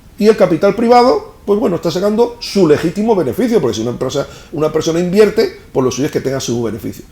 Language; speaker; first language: Spanish; native; Spanish